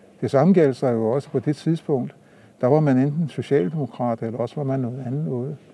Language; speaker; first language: Danish; native; Danish